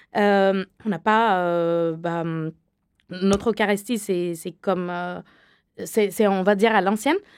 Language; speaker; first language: French; non-native, fluent; Arabic